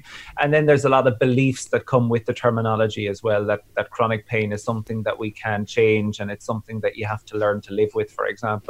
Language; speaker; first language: English; native; English